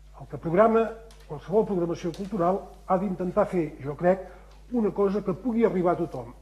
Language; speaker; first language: Catalan; native; Catalan